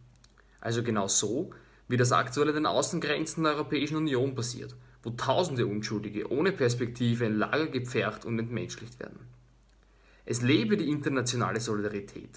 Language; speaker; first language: German; native; German